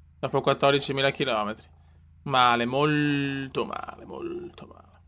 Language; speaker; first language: Italian; native; Italian